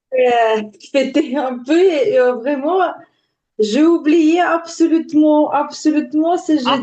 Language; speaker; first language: French; non-native, learner; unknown